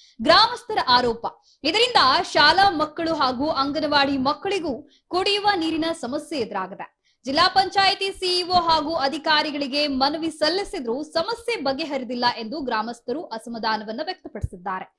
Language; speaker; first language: Kannada; native; Kannada